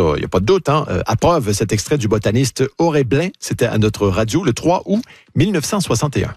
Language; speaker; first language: French; native; French